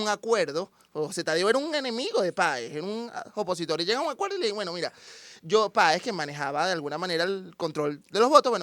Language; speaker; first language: Spanish; native; Spanish